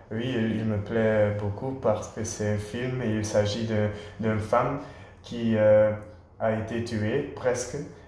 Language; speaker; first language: French; non-native, learner; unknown